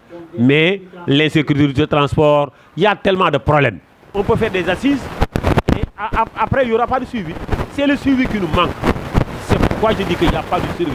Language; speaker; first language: French; non-native, local second language; Wolof